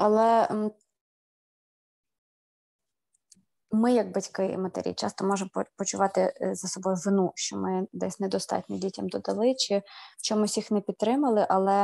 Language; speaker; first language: Ukrainian; native; Ukrainian